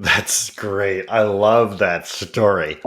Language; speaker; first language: English; native; English